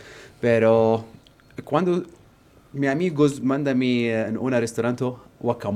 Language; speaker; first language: Spanish; non-native, learner; Arabic